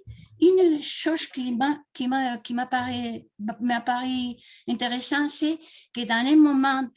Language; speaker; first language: French; non-native, learner; Spanish